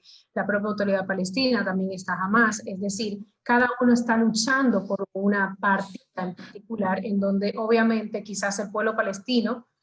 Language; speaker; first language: Spanish; native; Spanish